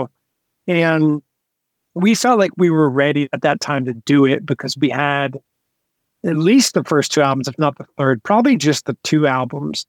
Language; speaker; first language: English; native; English